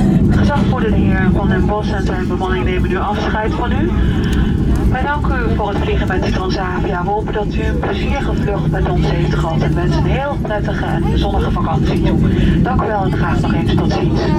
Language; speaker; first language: Dutch; native; Dutch